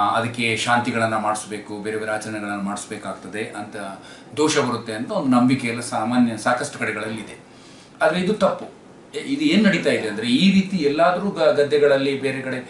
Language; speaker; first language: Kannada; native; Kannada